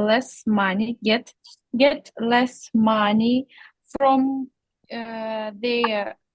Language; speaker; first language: English; non-native, learner; Russian